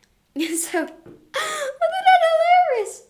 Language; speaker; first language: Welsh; non-native, local second language; English